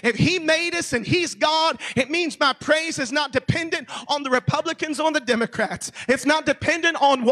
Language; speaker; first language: English; native; English